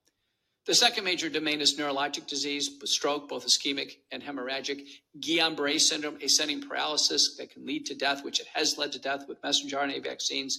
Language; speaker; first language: English; native; English